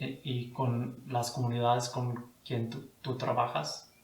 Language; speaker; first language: Spanish; non-native, fluent; English